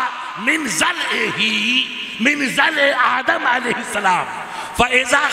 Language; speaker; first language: Arabic; non-native, learner; Urdu